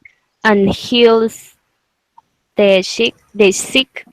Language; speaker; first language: English; non-native, learner; Spanish